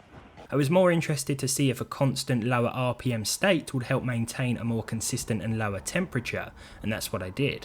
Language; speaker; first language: English; native; English